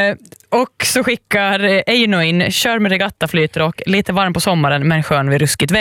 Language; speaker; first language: Swedish; native; Swedish